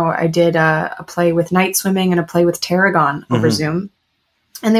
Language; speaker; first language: English; native; English